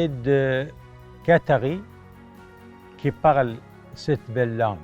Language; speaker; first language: French; non-native, fluent; Arabic